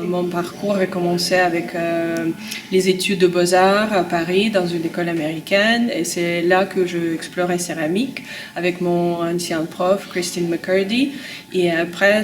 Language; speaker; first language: French; non-native, learner; Russian